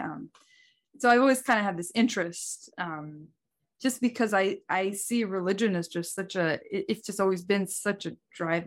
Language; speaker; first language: English; native; English